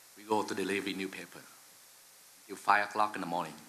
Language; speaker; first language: English; non-native, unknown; Vietnamese